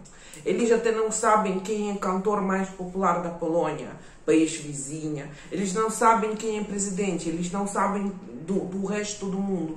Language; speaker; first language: Portuguese; non-native, fluent; Ukrainian